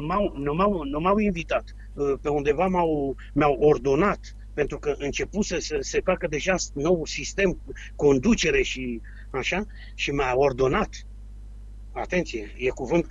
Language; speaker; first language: Romanian; native; Romanian